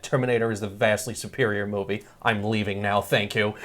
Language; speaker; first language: English; native; English